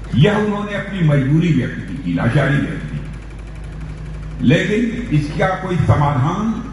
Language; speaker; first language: Hindi; native; Hindi